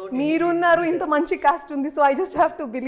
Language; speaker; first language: Telugu; non-native, fluent; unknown